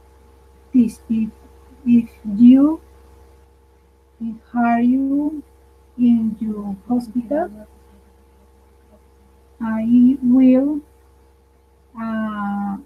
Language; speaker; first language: English; non-native, learner; Spanish